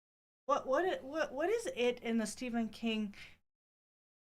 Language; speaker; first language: English; native; English